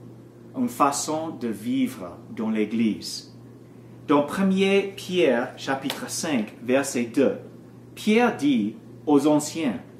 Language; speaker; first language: French; non-native, learner; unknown